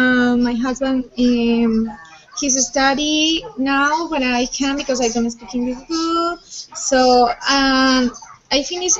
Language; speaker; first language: English; non-native, learner; Spanish